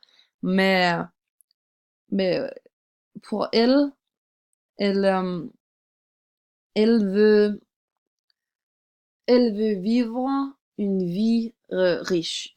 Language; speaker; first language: French; non-native, learner; English